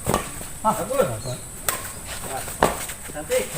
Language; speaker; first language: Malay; non-native, local second language; Minangkabau